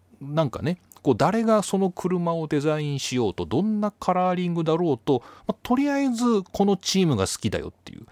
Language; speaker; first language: Japanese; native; Japanese